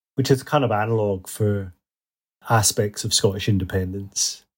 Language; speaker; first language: English; native; English